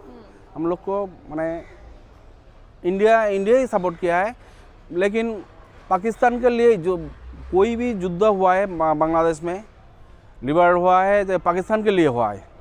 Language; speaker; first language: Hindi; non-native, local second language; Bangla